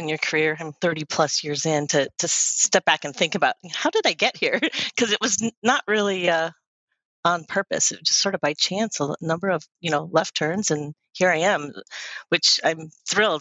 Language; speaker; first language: English; native; English